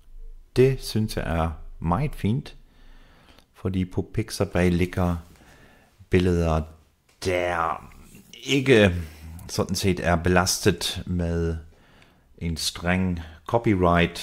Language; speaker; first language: Danish; non-native, fluent; German